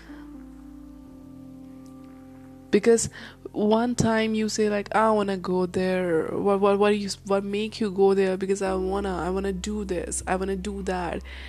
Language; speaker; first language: English; non-native, local second language; Hindi